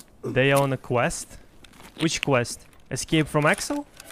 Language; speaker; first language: English; non-native, fluent; Russian